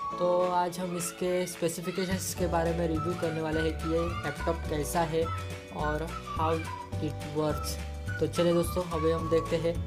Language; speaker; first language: Hindi; non-native, local second language; Marathi